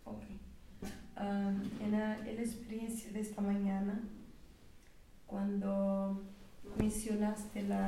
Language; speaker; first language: Spanish; non-native, learner; Portuguese